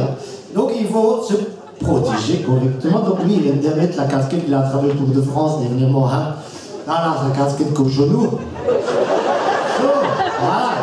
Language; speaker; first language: French; native; French